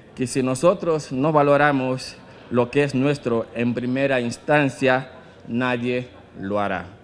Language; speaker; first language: Spanish; non-native, fluent; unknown